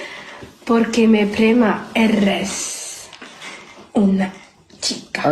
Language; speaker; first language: Spanish; non-native, learner; Arabic